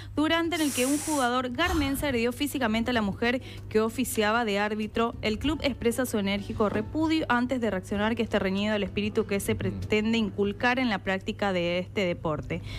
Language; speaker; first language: Spanish; native; Spanish